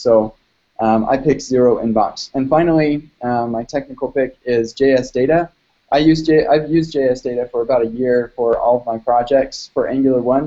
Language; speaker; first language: English; native; English